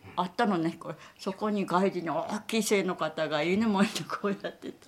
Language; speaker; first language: Japanese; native; Japanese